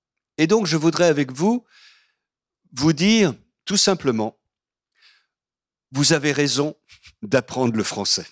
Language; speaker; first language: French; native; French